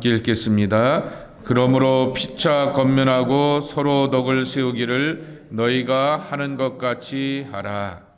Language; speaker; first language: Korean; native; Korean